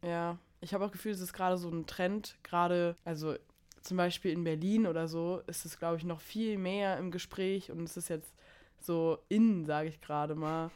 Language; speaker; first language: German; native; German